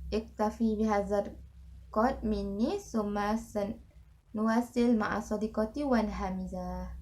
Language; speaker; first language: Arabic; non-native, learner; Malay